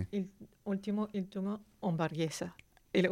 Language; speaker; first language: Spanish; non-native, learner; Arabic